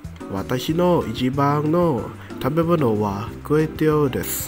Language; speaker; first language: Japanese; non-native, learner; Thai